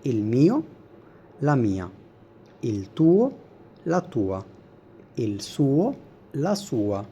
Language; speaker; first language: Italian; non-native, fluent; Arabic